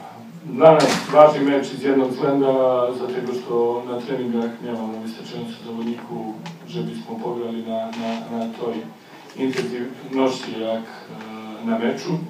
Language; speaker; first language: Polish; non-native, fluent; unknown